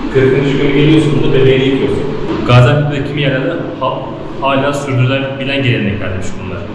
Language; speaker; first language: Turkish; native; Turkish